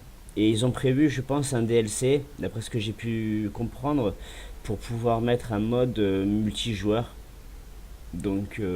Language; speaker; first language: French; native; French